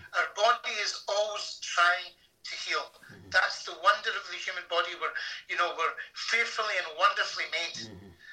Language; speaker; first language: English; native; English